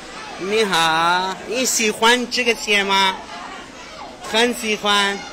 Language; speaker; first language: Chinese; non-native, learner; Pashto